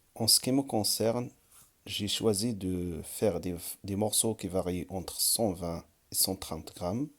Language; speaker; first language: French; non-native, local second language; Arabic